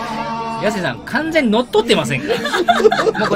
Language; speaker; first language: Japanese; native; Japanese